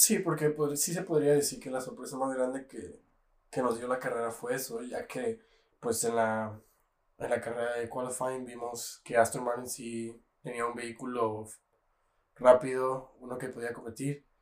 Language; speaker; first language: Spanish; native; Spanish